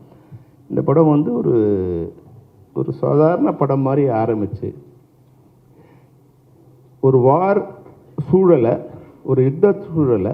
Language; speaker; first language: Tamil; native; Tamil